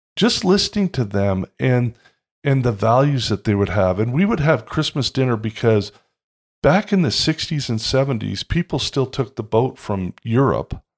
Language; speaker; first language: English; native; English